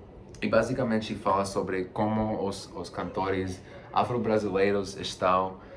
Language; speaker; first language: Portuguese; non-native, fluent; Spanish